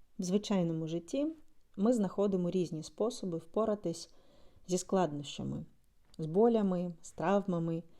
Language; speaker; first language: Ukrainian; non-native, local second language; Russian